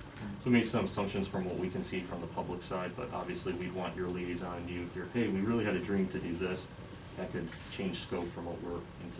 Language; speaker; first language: English; native; English